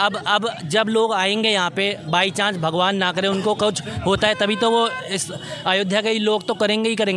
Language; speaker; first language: Hindi; native; Hindi